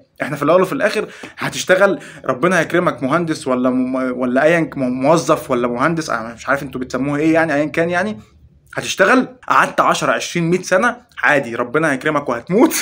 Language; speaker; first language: Arabic; native; Arabic